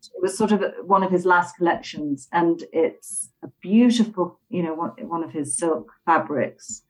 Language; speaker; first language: English; native; English